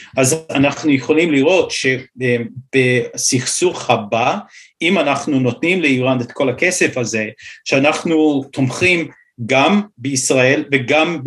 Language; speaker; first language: Hebrew; non-native, fluent; English